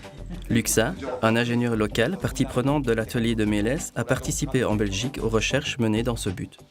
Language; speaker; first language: French; native; French